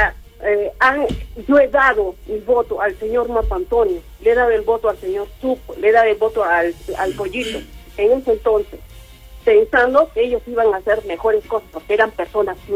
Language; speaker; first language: Spanish; native; Spanish